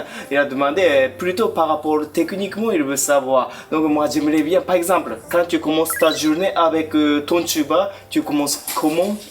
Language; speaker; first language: French; non-native, fluent; Japanese